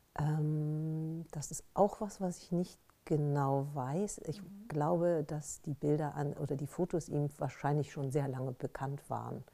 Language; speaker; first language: German; native; German